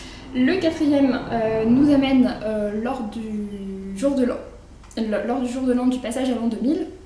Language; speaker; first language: French; native; French